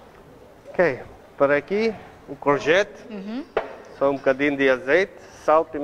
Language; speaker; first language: Portuguese; non-native, learner; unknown